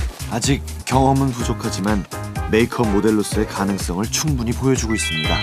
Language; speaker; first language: Korean; native; Korean